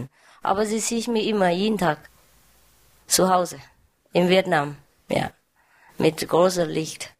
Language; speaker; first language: German; non-native, learner; Vietnamese